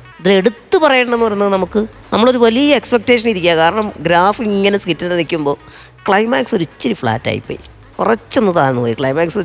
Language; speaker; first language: Malayalam; native; Malayalam